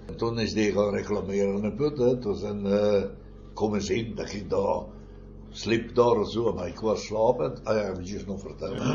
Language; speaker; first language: Dutch; non-native, fluent; Italian